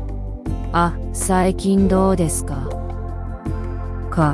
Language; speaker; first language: Japanese; non-native, learner; English